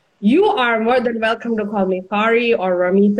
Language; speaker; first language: English; non-native, local second language; Bangla